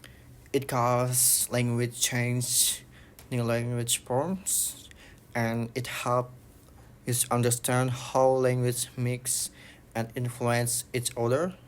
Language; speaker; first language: English; non-native, learner; Indonesian